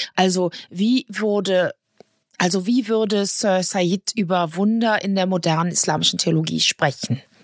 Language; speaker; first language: German; native; German